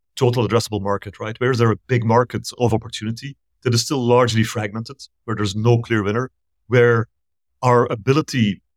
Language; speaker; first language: English; non-native, fluent; Dutch